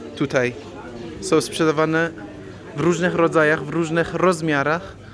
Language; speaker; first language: Polish; non-native, fluent; Persian